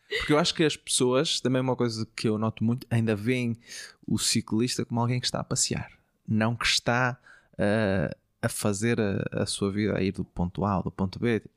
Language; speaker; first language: Portuguese; native; Portuguese